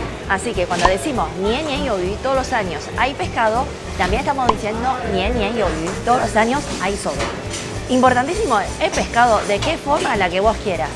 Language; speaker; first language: Spanish; early bilingual, other home language; Chinese